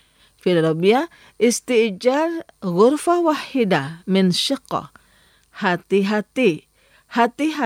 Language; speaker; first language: Arabic; non-native, fluent; Indonesian